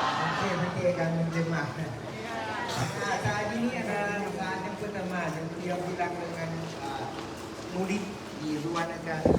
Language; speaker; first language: Indonesian; non-native, learner; Thai